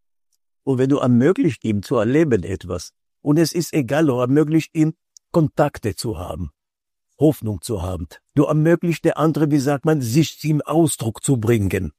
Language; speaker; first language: German; non-native, fluent; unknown